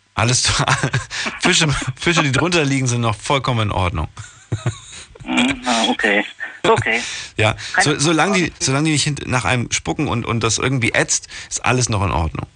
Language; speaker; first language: German; native; German